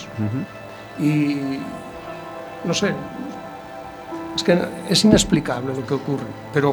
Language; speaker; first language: Spanish; native; Spanish